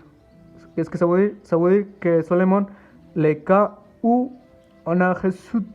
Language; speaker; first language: French; non-native, learner; Spanish